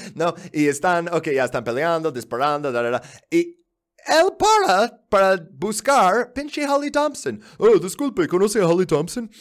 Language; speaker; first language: Spanish; non-native, fluent; English